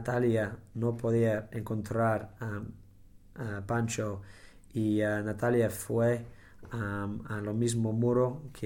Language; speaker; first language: Spanish; non-native, learner; English